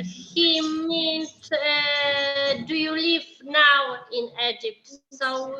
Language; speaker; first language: English; non-native, fluent; Polish